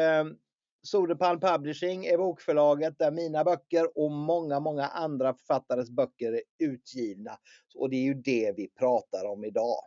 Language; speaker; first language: Swedish; native; Swedish